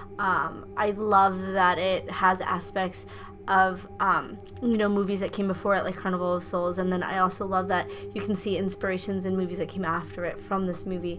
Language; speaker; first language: English; native; English